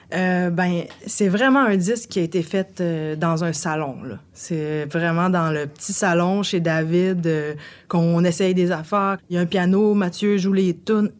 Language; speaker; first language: French; native; French